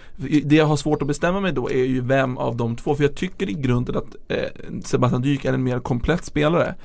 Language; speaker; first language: Swedish; native; Swedish